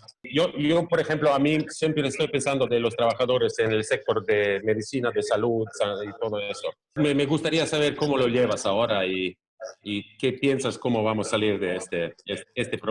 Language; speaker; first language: Spanish; non-native, fluent; Croatian